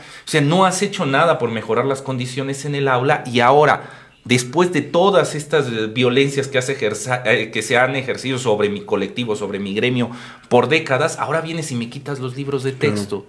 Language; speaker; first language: Spanish; native; Spanish